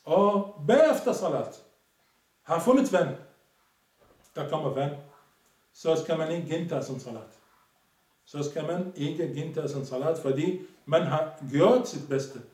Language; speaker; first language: Danish; non-native, fluent; Arabic